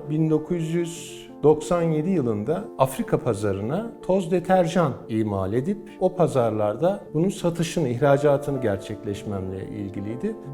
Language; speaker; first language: Turkish; native; Turkish